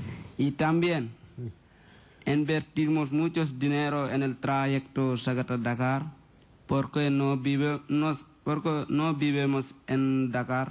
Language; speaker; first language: Spanish; non-native, learner; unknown